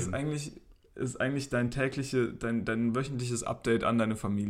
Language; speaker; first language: German; native; German